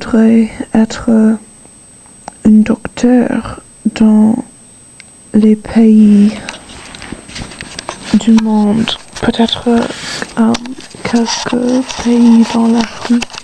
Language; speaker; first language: French; non-native, learner; English